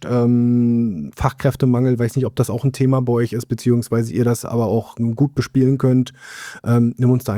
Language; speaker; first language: German; native; German